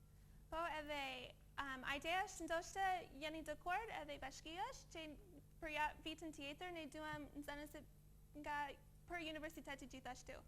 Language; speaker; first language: Albanian; non-native, learner; English